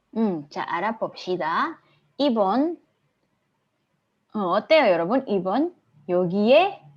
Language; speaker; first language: Korean; non-native, fluent; Indonesian